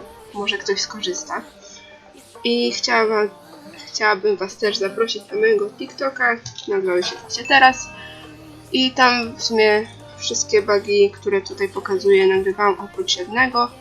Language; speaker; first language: Polish; native; Polish